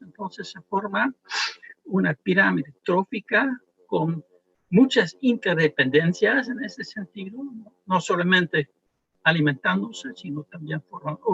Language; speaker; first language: Spanish; non-native, fluent; Dutch